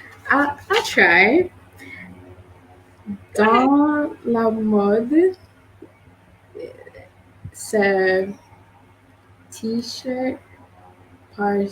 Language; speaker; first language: French; non-native, learner; English